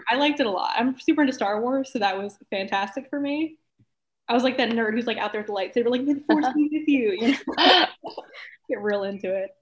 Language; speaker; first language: English; native; English